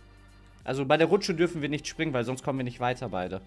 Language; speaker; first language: German; native; German